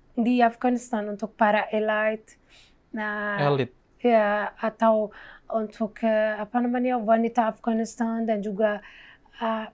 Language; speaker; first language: Indonesian; non-native, fluent; Persian